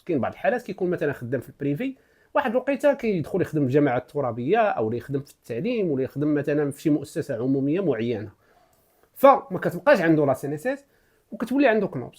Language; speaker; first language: Arabic; native; Arabic